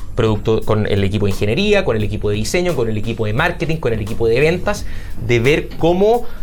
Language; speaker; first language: Spanish; native; Spanish